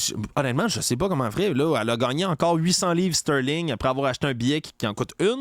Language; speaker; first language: French; native; French